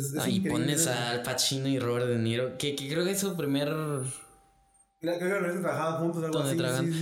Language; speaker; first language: Spanish; native; Spanish